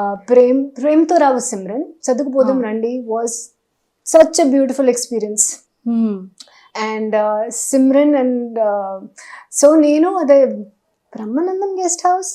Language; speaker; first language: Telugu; non-native, learner; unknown